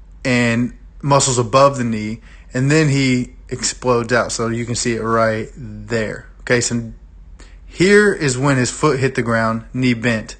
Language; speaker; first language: English; native; English